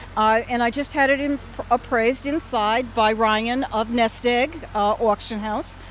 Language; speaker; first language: English; native; English